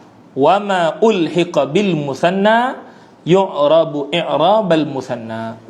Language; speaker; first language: Arabic; non-native, fluent; Malay